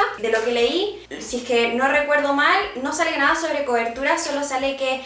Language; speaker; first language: Spanish; native; Spanish